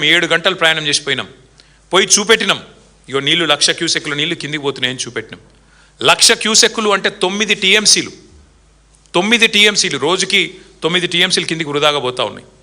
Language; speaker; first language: Telugu; native; Telugu